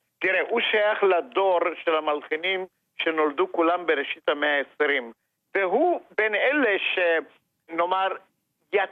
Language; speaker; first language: Hebrew; non-native, fluent; Romanian